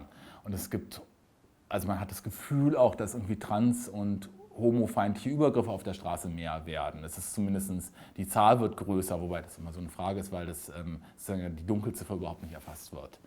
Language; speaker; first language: German; native; German